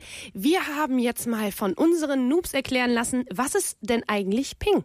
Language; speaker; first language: German; native; German